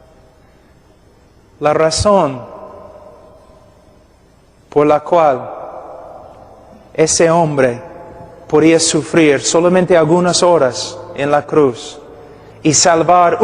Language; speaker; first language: Spanish; non-native, fluent; English